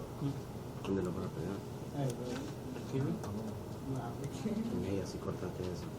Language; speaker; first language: Spanish; native; Spanish